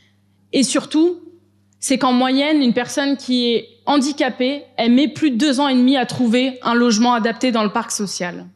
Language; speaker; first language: French; native; French